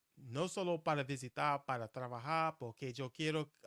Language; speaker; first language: Spanish; non-native, learner; English